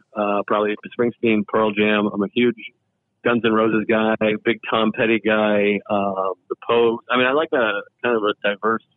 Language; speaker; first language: English; native; English